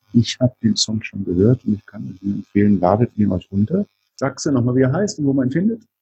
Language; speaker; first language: German; native; German